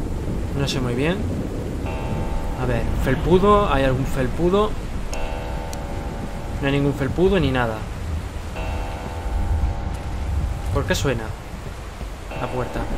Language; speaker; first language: Spanish; native; Spanish